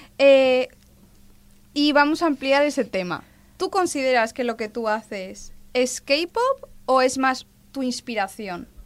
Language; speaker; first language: Spanish; native; Spanish